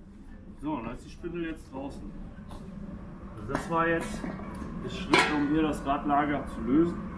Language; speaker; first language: German; native; German